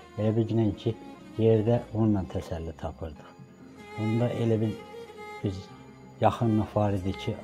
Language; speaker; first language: Azerbaijani; native; Azerbaijani